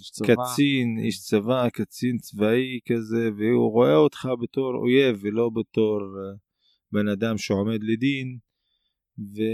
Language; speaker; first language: Hebrew; non-native, local second language; Arabic